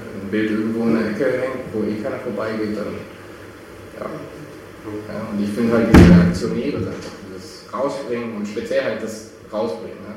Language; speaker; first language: German; native; German